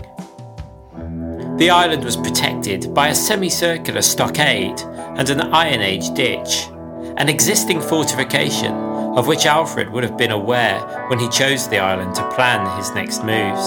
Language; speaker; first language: English; native; English